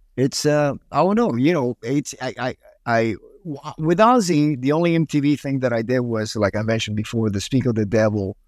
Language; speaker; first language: English; early bilingual, other home language; Spanish